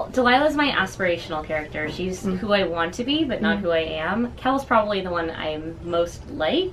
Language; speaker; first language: English; native; English